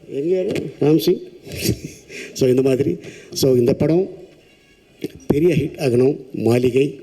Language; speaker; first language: Tamil; non-native, local second language; Telugu